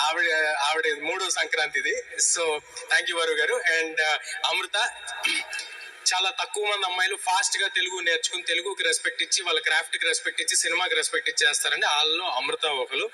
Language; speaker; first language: Telugu; native; Telugu